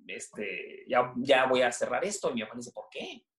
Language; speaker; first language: Spanish; native; Spanish